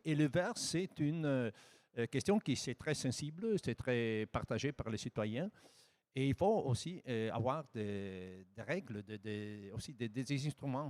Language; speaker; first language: French; non-native, fluent; Italian